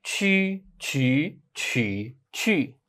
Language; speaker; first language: Chinese; non-native, fluent; Khmer